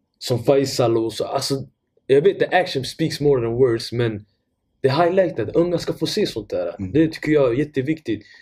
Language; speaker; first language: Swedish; non-native, fluent; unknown